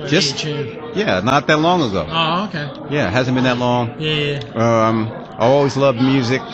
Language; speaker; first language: English; native; English